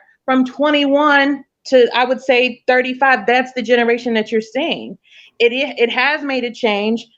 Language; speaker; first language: English; native; English